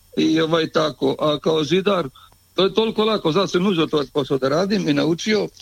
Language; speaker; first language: Serbian; native; Serbian